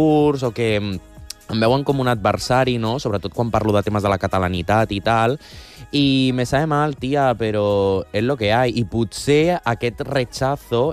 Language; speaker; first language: Catalan; non-native, local second language; Spanish